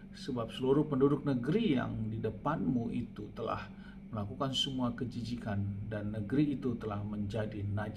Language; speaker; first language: Indonesian; native; Indonesian